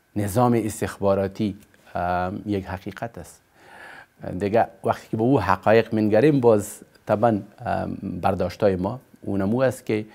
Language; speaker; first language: Persian; native; Persian